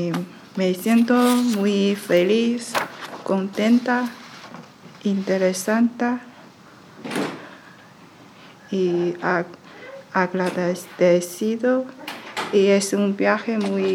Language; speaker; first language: Spanish; non-native, learner; Chinese